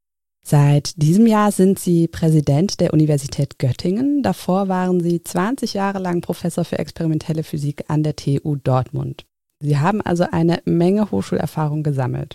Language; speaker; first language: German; native; German